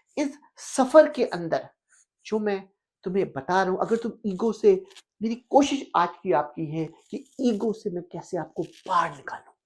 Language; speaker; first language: Urdu; native; Urdu